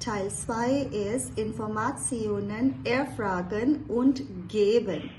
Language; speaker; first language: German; non-native, fluent; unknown